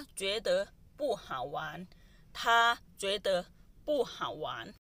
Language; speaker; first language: Chinese; non-native, fluent; Thai